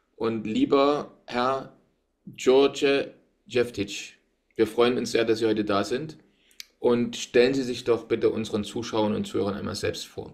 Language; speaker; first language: German; native; German